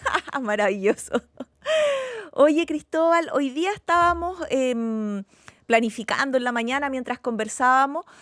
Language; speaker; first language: Spanish; native; Spanish